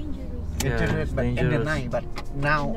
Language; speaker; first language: English; non-native, learner; Thai